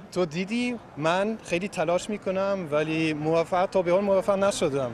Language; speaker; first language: Persian; non-native, learner; German